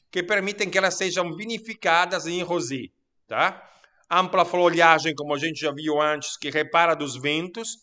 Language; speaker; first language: Portuguese; non-native, fluent; Italian